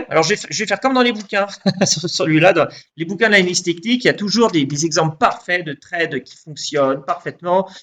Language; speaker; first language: French; native; French